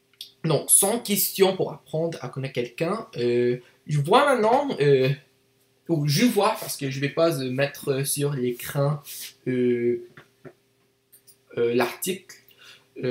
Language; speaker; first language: French; non-native, learner; English